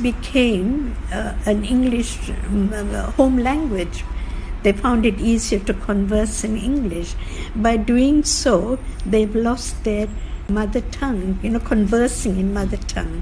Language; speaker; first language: English; non-native, local second language; Tamil